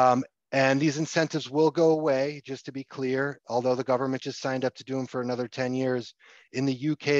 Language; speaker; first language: English; native; English